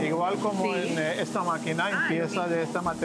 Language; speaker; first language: Spanish; non-native, learner; Hebrew